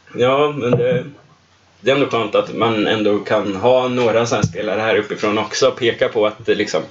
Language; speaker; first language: Swedish; native; Swedish